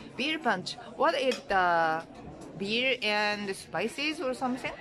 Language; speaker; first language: English; non-native, learner; Japanese